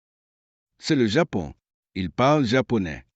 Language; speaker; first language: French; non-native, learner; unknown